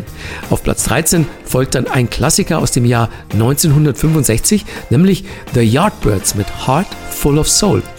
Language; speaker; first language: German; native; German